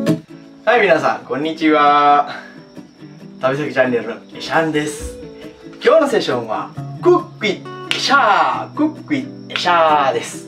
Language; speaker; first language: Japanese; non-native, fluent; Sinhala